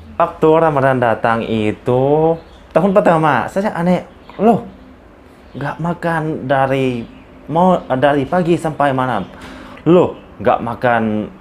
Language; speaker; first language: Indonesian; non-native, learner; Lao